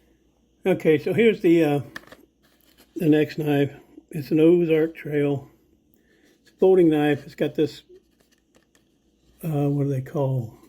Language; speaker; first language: English; native; English